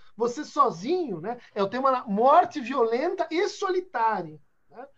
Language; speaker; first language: Portuguese; native; Portuguese